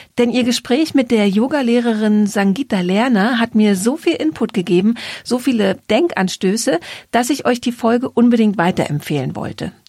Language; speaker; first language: German; native; German